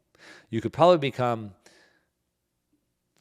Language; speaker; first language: English; native; English